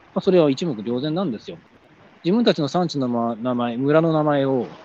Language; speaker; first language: Japanese; native; Japanese